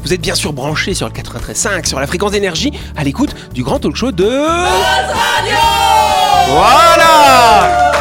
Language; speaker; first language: French; native; French